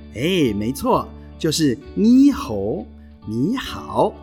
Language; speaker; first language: Chinese; non-native, local second language; Hakka Chinese